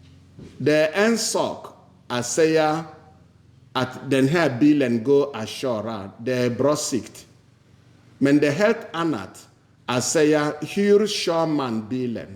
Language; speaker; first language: Swedish; non-native, fluent; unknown